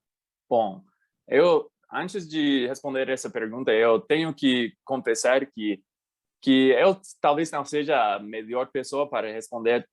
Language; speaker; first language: Portuguese; non-native, fluent; English